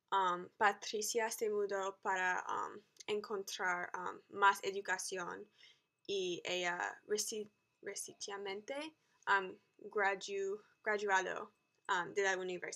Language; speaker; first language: Spanish; non-native, learner; English